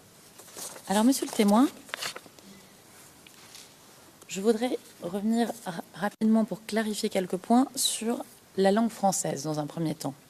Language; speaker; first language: French; native; French